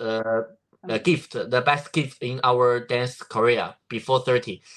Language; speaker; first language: English; non-native, learner; Chinese